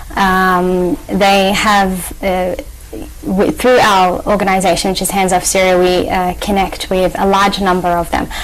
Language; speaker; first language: English; native; English